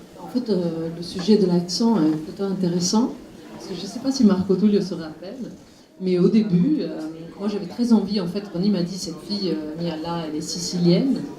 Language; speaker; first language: French; non-native, fluent; Italian